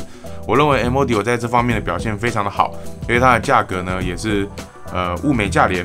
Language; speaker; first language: Chinese; native; Chinese